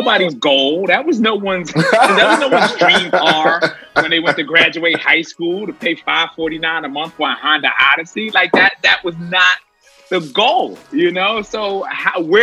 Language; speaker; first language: English; native; English